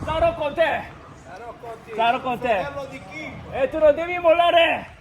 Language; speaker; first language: Italian; non-native, learner; Korean